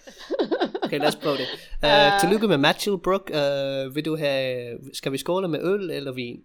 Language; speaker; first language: Danish; non-native, fluent; English